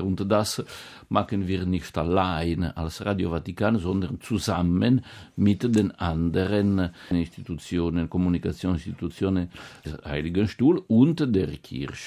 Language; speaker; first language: German; non-native, fluent; Italian